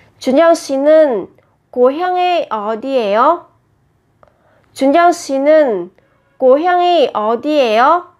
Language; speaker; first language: Korean; non-native, fluent; Vietnamese